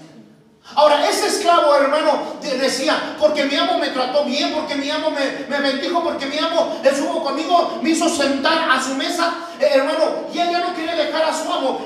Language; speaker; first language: Spanish; native; Spanish